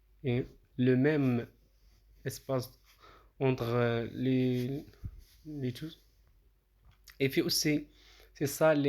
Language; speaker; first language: French; non-native, local second language; Arabic